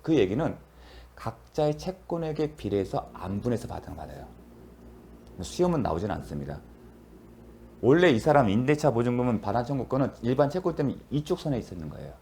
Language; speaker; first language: Korean; native; Korean